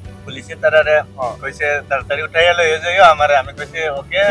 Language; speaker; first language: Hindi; non-native, learner; Bangla